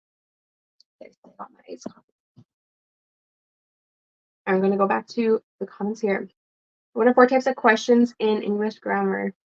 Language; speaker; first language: English; non-native, fluent; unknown